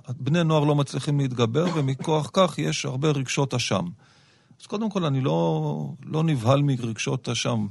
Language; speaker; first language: Hebrew; native; Hebrew